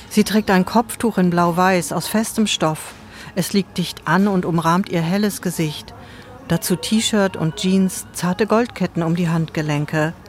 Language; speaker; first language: German; native; German